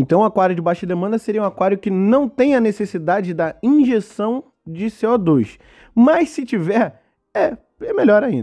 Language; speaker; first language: Portuguese; native; Portuguese